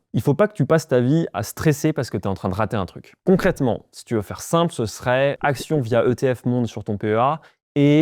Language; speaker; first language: French; native; French